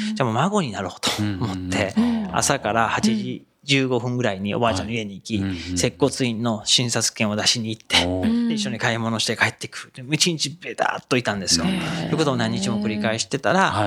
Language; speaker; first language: Japanese; native; Japanese